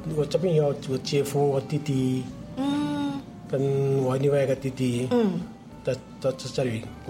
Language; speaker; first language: Chinese; non-native, learner; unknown